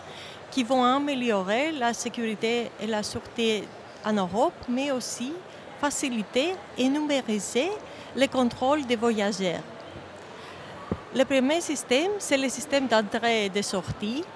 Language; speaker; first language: French; non-native, fluent; Greek